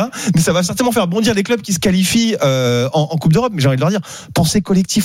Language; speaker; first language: French; native; French